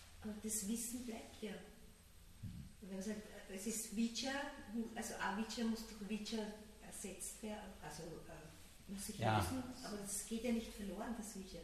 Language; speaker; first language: German; native; German